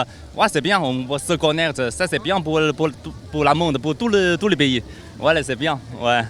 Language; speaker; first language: French; non-native, learner; Chinese